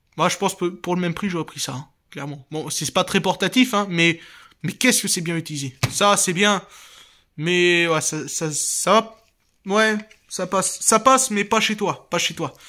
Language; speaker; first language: French; native; French